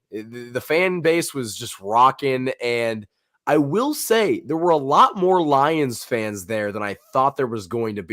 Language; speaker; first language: English; native; English